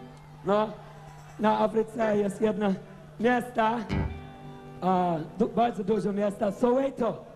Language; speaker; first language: Polish; non-native, learner; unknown